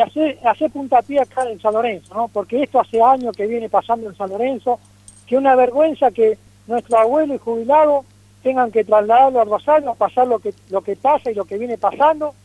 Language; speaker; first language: Spanish; native; Spanish